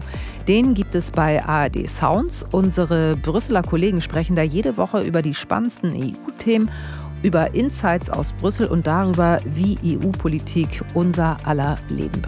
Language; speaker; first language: German; native; German